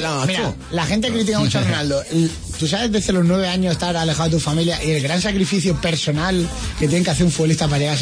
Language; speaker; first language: Spanish; native; Spanish